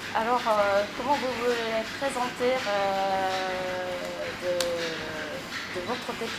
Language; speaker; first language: French; non-native, fluent; Japanese